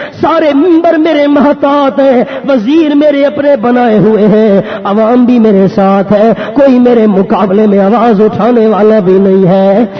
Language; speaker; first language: Urdu; non-native, local second language; Pashto